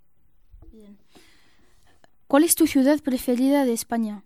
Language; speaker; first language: Spanish; non-native, learner; French